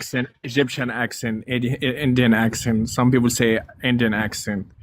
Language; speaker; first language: English; non-native, learner; Arabic